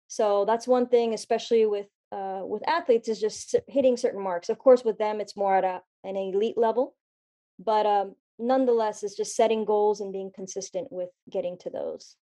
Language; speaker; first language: English; native; English